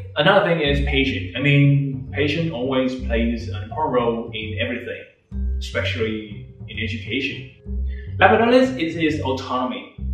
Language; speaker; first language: English; non-native, fluent; Vietnamese